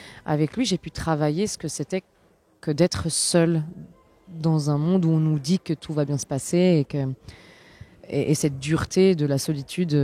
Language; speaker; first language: French; native; French